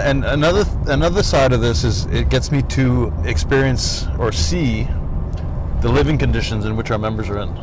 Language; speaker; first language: English; non-native, local second language; French